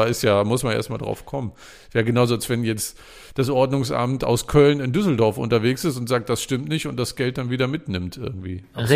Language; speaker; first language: German; native; German